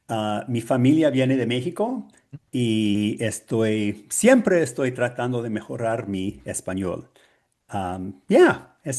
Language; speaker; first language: Spanish; non-native, learner; English